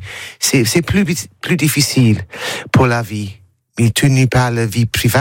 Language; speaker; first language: French; non-native, learner; English